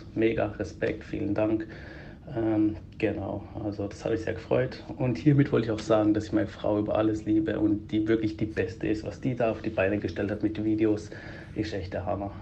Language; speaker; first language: German; early bilingual, heritage; Greek